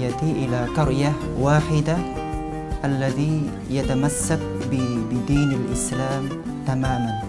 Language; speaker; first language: Arabic; non-native, learner; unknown